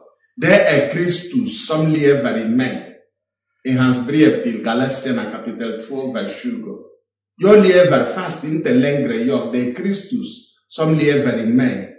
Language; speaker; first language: Swedish; non-native, fluent; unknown